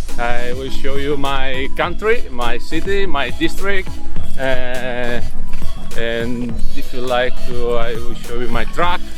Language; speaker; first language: English; non-native, learner; Italian